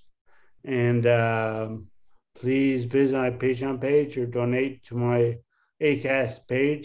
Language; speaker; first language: English; native; English